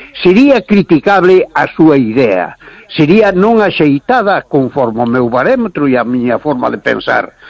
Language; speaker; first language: Galician; native; Galician